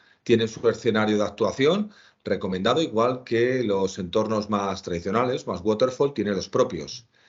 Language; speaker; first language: Spanish; native; Spanish